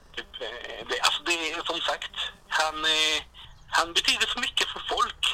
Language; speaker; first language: Swedish; non-native, fluent; Spanish